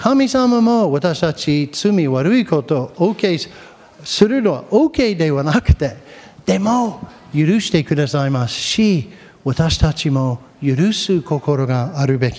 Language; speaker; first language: Japanese; non-native, fluent; English